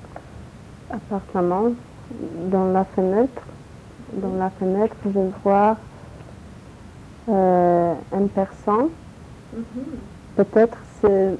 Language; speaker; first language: French; non-native, learner; Polish